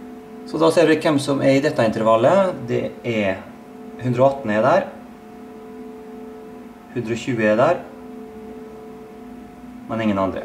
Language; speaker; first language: Norwegian; native; Norwegian